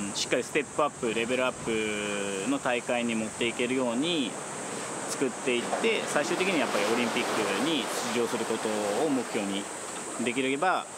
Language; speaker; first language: Japanese; native; Japanese